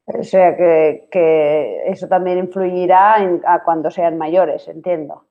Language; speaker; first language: Spanish; non-native, local second language; Catalan